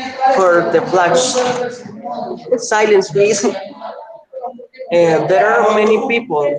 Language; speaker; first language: English; non-native, learner; Spanish